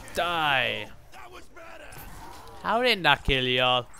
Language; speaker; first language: English; native; English